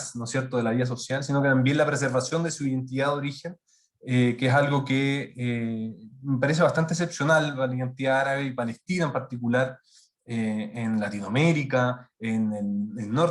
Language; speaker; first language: Spanish; native; Spanish